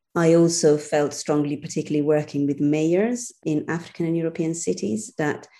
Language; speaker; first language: English; non-native, fluent; Italian